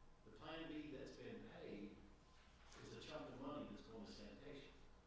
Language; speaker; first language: English; native; English